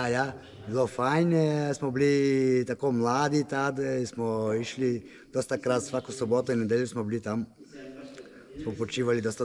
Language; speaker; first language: Slovenian; non-native, learner; Macedonian